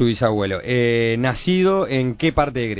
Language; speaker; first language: Spanish; native; Spanish